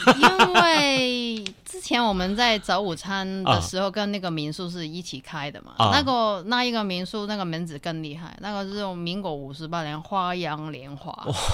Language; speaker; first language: Chinese; non-native, fluent; Cantonese